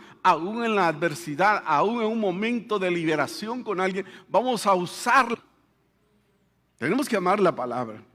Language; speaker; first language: Spanish; native; Spanish